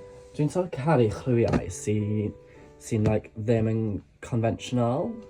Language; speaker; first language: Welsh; non-native, local second language; English